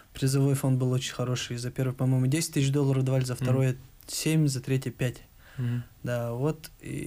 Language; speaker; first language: Russian; native; Russian